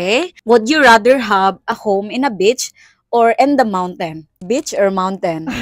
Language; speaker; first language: English; non-native, local second language; Cebuano